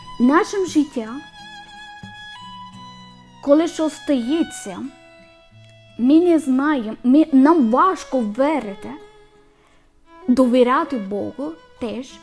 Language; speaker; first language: Ukrainian; non-native, learner; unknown